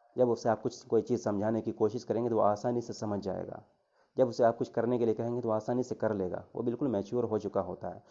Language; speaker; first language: Urdu; native; Urdu